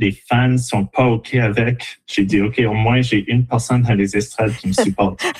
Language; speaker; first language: French; native; French